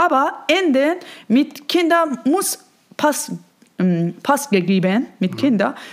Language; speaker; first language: German; non-native, learner; Persian